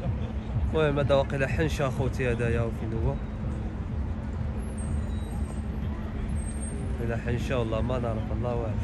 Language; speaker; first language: Arabic; native; Arabic